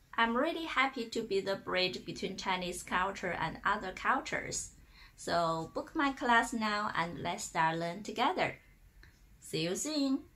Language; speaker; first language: English; non-native, fluent; Chinese